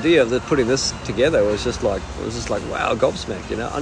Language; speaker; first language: English; native; English